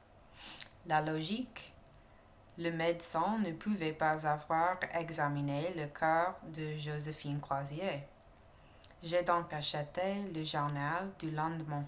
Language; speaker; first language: French; non-native, learner; English